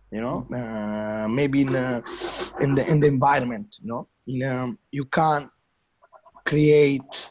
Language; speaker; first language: English; non-native, fluent; Italian